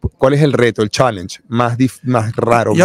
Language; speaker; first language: Spanish; native; Spanish